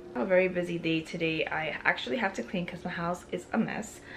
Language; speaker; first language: English; early bilingual, other home language; Spanish